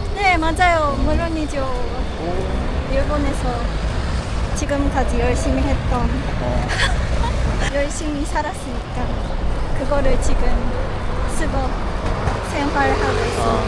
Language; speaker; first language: Korean; non-native, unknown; Japanese